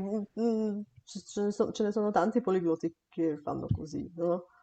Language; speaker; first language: Italian; non-native, fluent; Bulgarian